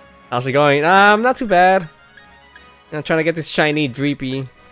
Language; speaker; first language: English; early bilingual, other home language; Spanish